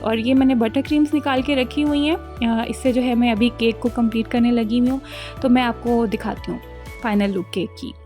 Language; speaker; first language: Urdu; native; Urdu